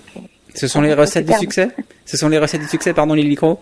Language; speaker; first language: French; native; French